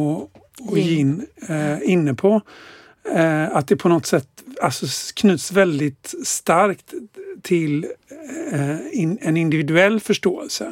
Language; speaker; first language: Swedish; native; Swedish